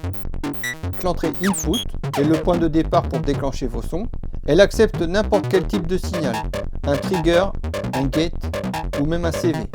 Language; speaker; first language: French; native; French